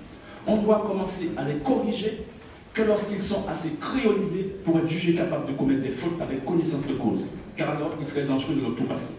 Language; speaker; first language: French; native; French